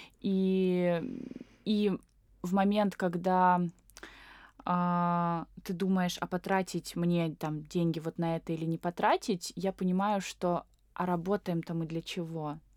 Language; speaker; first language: Russian; native; Russian